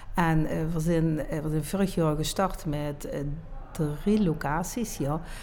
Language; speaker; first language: Dutch; native; Dutch